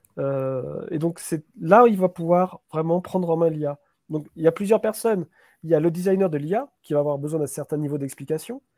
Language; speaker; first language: French; native; French